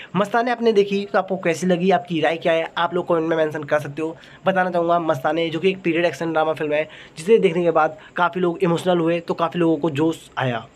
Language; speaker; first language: Hindi; native; Hindi